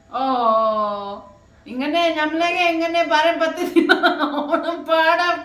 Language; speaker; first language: Malayalam; non-native, learner; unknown